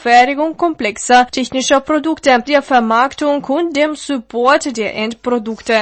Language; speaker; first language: German; non-native, fluent; Russian